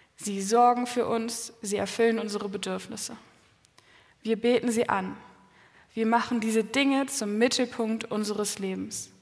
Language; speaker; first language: German; native; German